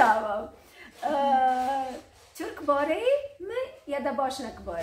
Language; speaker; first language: Turkish; non-native, learner; Croatian